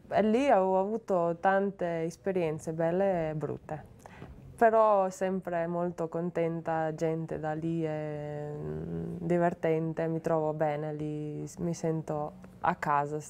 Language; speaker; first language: Italian; non-native, learner; Slovenian